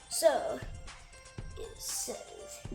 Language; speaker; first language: English; native; English